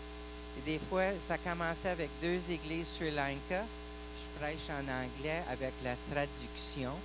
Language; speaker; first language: French; non-native, local second language; English